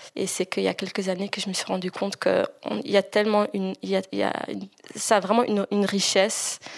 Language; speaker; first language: French; native; French